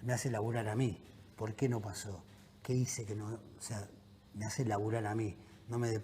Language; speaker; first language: Spanish; native; Spanish